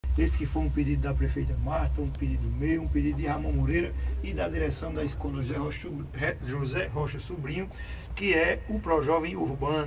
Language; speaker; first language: Portuguese; native; Portuguese